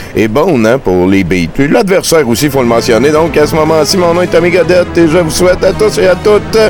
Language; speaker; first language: French; native; French